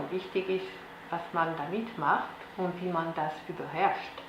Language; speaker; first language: German; non-native, local second language; French